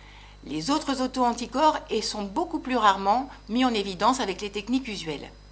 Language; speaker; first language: French; native; French